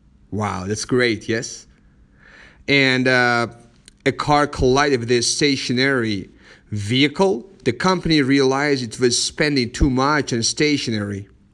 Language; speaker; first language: English; non-native, fluent; Persian